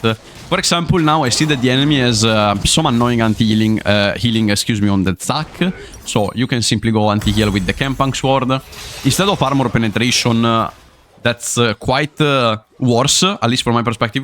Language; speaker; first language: English; non-native, fluent; Italian